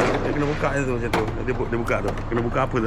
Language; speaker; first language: Malay; native; Malay